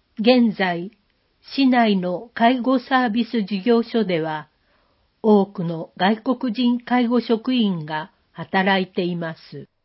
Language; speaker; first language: Japanese; native; Japanese